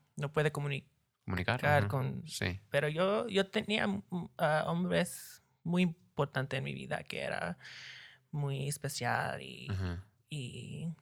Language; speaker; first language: Spanish; early bilingual, heritage; Spanish